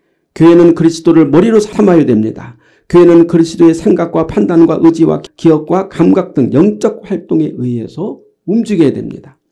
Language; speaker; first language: Korean; native; Korean